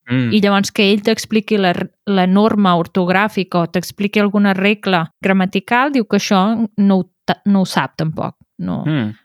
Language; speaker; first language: Catalan; native; Catalan